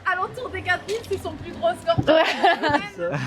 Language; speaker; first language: French; native; French